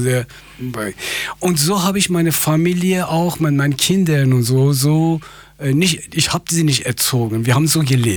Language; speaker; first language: German; non-native, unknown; Persian